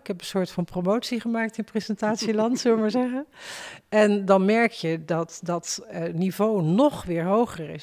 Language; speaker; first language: Dutch; native; Dutch